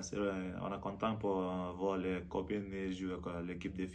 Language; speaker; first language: French; non-native, learner; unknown